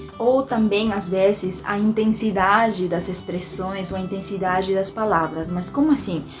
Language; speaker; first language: Portuguese; non-native, fluent; Spanish